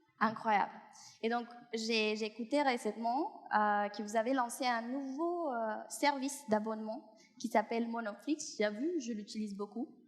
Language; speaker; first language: French; non-native, fluent; Spanish